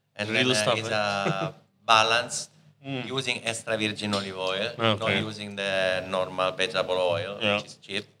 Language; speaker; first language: English; non-native, fluent; Italian